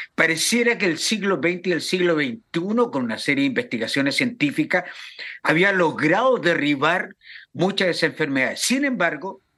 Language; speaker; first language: Spanish; native; Spanish